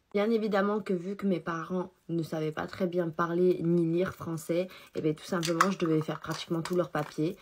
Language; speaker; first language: French; early bilingual, other home language; Chinese